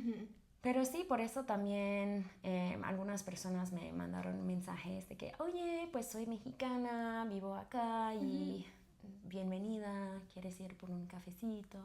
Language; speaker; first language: Spanish; non-native, fluent; English